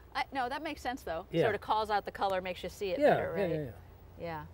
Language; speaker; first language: English; native; English